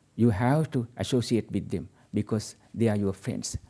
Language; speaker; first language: English; non-native, local second language; Sinhala